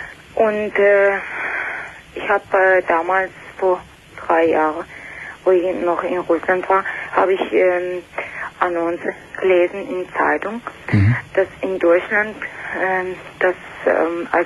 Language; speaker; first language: German; non-native, learner; Russian